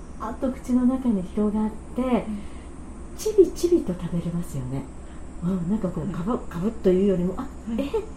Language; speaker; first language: Japanese; native; Japanese